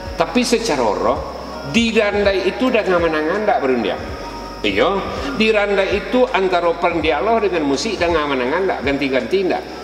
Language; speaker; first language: Malay; non-native, local second language; Minangkabau